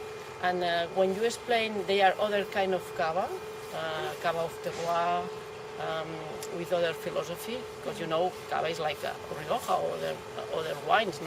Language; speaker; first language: English; non-native, learner; Catalan